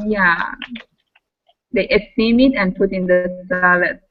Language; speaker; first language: English; non-native, learner; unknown